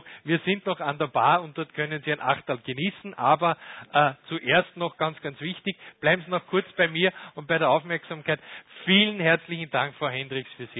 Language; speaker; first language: German; native; German